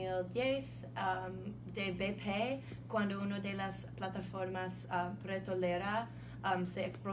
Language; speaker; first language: Spanish; non-native, learner; English